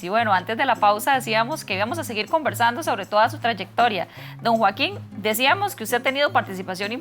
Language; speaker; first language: Spanish; native; Spanish